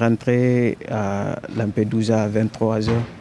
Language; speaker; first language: French; non-native, fluent; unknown